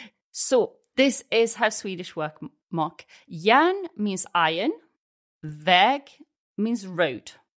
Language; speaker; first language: English; non-native, fluent; Swedish